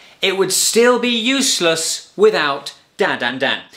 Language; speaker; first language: English; native; English